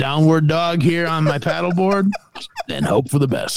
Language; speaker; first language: English; native; English